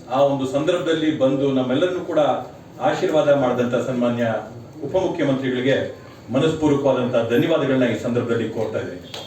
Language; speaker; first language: Kannada; native; Kannada